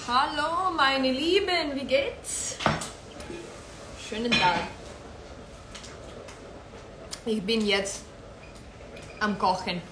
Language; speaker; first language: German; non-native, fluent; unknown